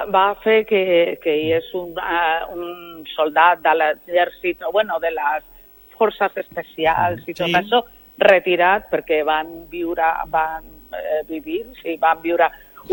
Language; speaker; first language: Catalan; non-native, local second language; Spanish